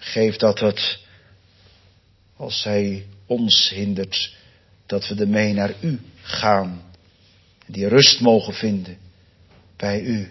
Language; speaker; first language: Dutch; native; Dutch